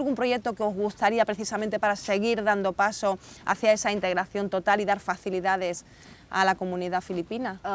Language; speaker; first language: Spanish; native; Spanish